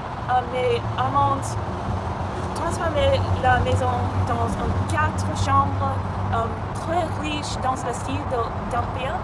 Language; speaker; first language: French; non-native, learner; English